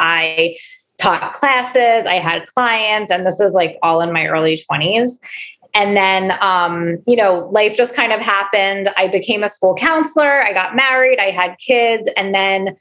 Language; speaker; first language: English; native; English